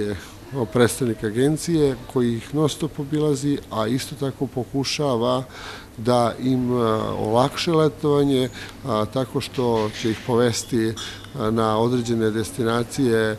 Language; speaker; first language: Croatian; native; Croatian